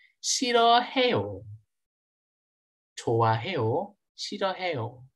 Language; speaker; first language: Korean; non-native, fluent; Filipino